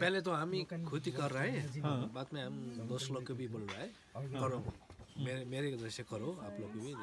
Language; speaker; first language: Hindi; non-native, local second language; Nepali